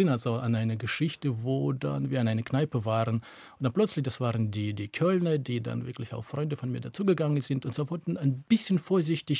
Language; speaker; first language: German; native; German